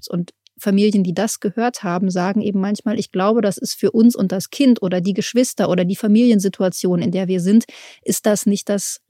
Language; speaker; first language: German; native; German